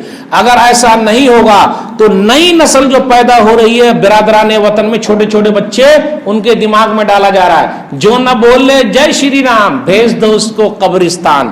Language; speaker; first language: Hindi; native; Hindi